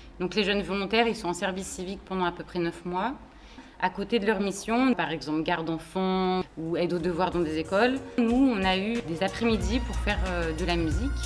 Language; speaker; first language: French; native; French